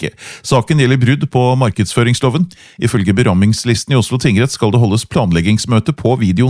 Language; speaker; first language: Norwegian; native; Norwegian